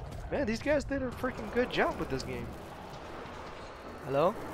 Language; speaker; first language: English; non-native, fluent; Russian